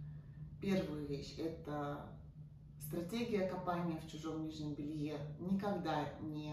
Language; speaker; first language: Russian; native; Russian